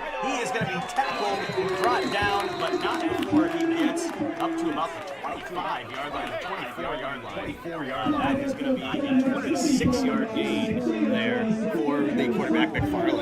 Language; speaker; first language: English; native; English